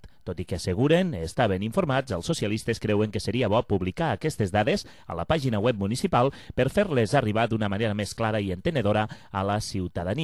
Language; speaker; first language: Catalan; native; Catalan